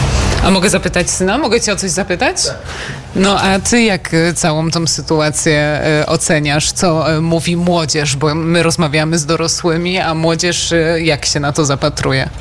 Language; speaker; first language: Polish; native; Polish